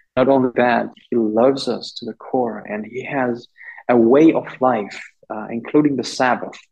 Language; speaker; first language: English; non-native, local second language; German